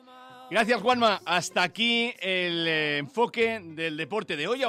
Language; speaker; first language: Spanish; native; Spanish